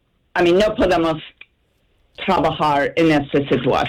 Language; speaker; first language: Spanish; non-native, fluent; English